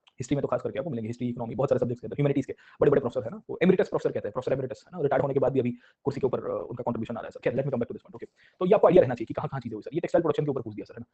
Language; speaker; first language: Hindi; non-native, local second language; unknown